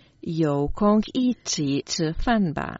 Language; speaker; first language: Chinese; non-native, learner; Croatian